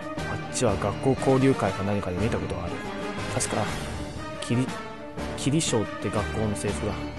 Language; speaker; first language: Japanese; early bilingual, heritage; Japanese